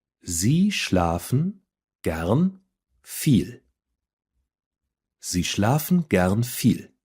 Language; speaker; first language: German; non-native, fluent; English